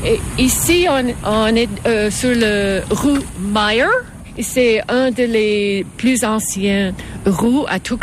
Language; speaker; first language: French; non-native, fluent; English